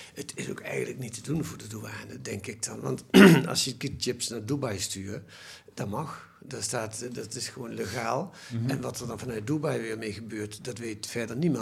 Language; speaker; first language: Dutch; native; Dutch